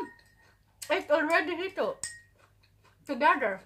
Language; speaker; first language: English; non-native, local second language; Filipino